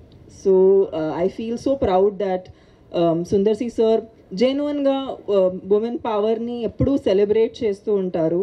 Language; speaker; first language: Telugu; non-native, local second language; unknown